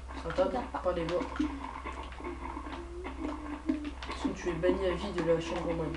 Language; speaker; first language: French; native; French